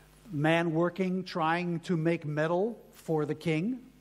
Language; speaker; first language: English; native; English